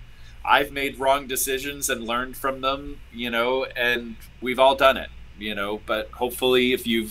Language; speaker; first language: English; native; English